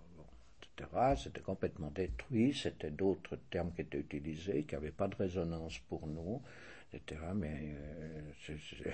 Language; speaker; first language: French; native; French